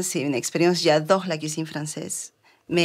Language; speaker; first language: French; non-native, fluent; Spanish